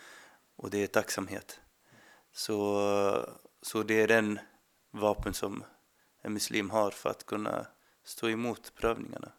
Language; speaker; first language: Swedish; non-native, fluent; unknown